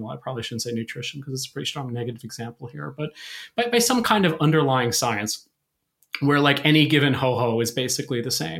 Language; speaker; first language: English; native; English